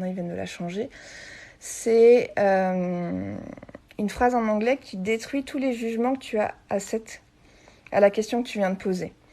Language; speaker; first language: French; native; French